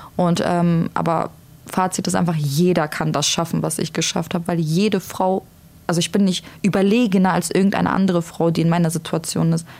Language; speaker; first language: German; early bilingual, other home language; Turkish